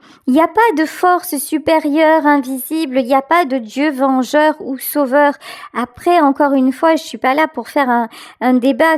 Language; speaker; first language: French; native; French